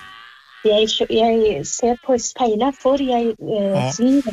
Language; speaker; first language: Norwegian; non-native, fluent; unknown